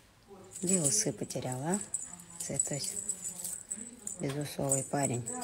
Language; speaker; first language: Russian; native; Russian